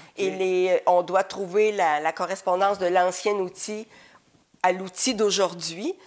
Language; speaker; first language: French; native; French